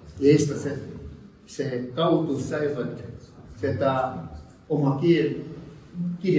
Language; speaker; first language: Estonian; non-native, fluent; Russian